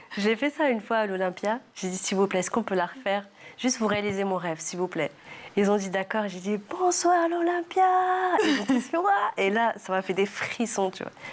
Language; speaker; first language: French; early bilingual, other home language; Arabic